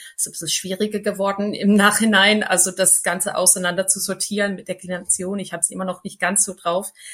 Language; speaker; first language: German; non-native, fluent; English